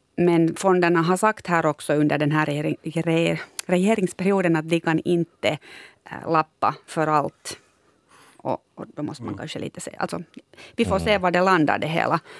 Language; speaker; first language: Swedish; native; Swedish